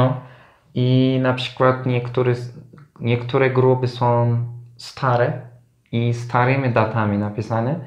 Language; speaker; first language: Polish; non-native, learner; Turkish